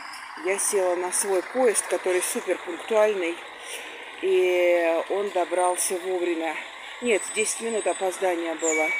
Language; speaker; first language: Russian; native; Russian